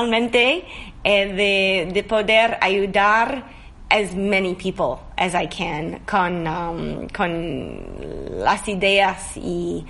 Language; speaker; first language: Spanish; non-native, learner; English